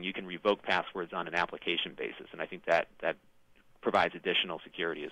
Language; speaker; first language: English; native; English